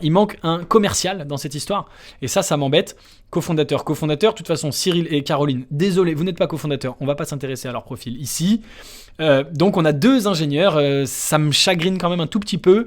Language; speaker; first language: French; native; French